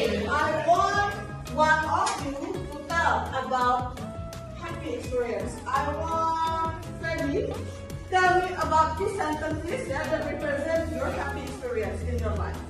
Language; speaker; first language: English; non-native, fluent; Indonesian